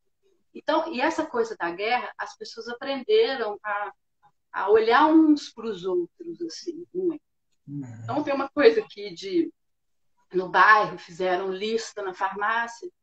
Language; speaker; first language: Portuguese; native; Portuguese